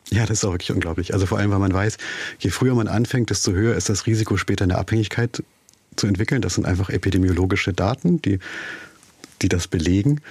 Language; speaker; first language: German; native; German